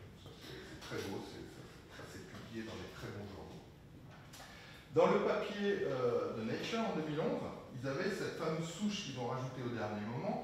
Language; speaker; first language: French; native; French